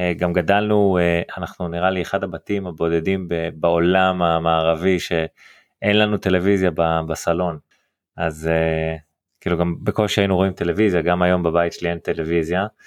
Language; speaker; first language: Hebrew; early bilingual, heritage; Hebrew